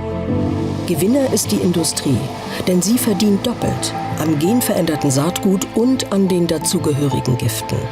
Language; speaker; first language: German; native; German